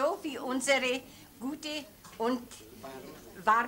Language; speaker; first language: German; non-native, learner; Lithuanian